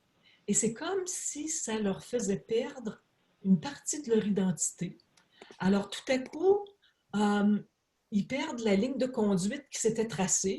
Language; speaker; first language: French; native; French